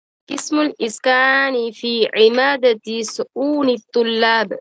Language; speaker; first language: Arabic; non-native, learner; Tamil